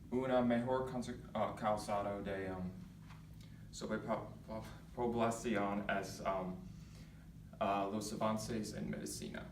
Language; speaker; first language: Spanish; non-native, learner; English